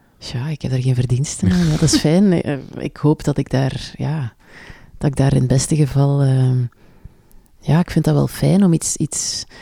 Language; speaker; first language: Dutch; native; Dutch